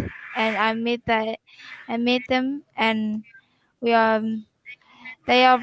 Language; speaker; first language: English; non-native, learner; Vietnamese